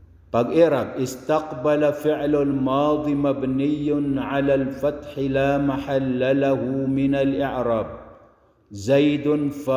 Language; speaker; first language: Arabic; non-native, fluent; Filipino